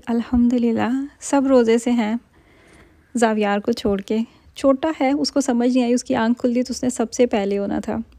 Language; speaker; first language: Urdu; native; Urdu